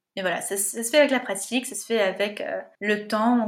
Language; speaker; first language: French; native; French